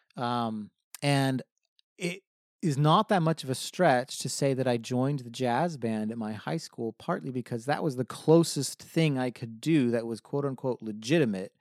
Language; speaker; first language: English; native; English